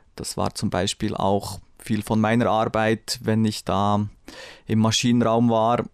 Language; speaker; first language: German; native; German